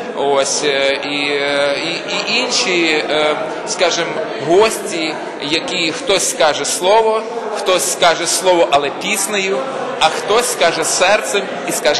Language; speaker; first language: Ukrainian; native; Ukrainian